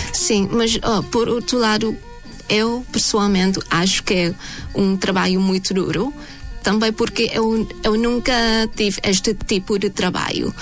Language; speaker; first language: Portuguese; non-native, fluent; Thai